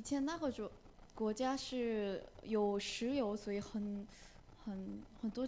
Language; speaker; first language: Chinese; non-native, learner; Korean